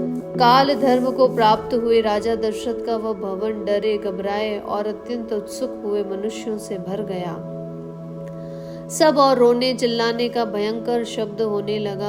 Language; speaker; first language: Hindi; native; Hindi